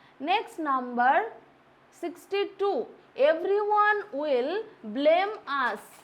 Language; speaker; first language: English; non-native, local second language; Bangla